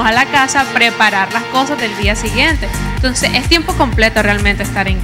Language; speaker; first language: Spanish; native; Spanish